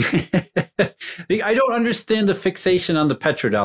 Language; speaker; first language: English; native; English